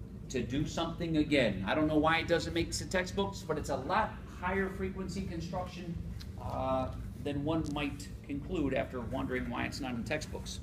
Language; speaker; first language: English; native; English